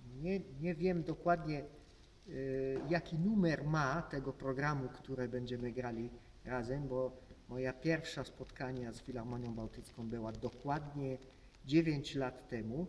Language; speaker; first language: Polish; non-native, learner; Italian